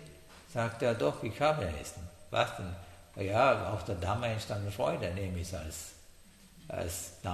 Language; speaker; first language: German; non-native, learner; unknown